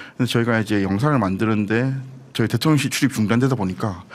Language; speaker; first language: Korean; native; Korean